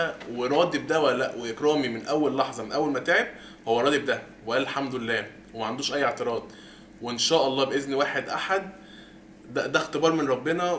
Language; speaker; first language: Arabic; native; Arabic